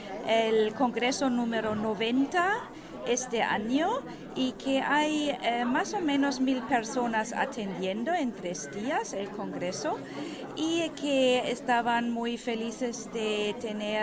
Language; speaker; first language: Spanish; non-native, fluent; German